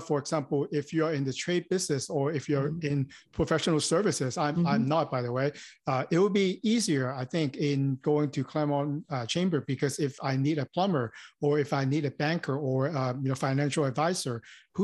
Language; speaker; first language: English; non-native, local second language; Cantonese